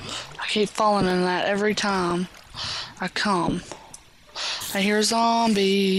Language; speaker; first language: English; native; English